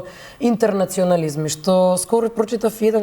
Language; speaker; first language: Macedonian; native; Macedonian